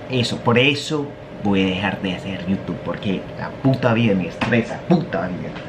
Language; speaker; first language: Spanish; non-native, fluent; English